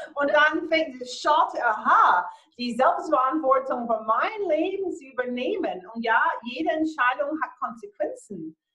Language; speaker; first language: German; non-native, fluent; English